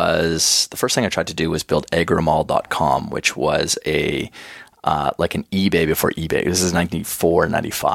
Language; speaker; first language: English; native; English